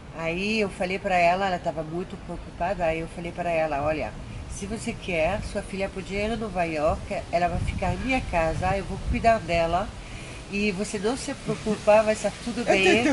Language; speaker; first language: Portuguese; non-native, fluent; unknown